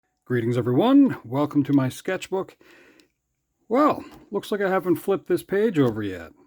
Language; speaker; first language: English; native; English